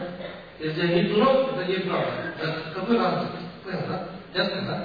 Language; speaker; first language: Russian; non-native, learner; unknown